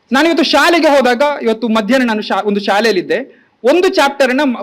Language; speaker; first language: Kannada; native; Kannada